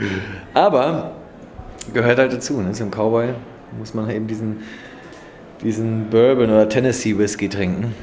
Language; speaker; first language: German; native; German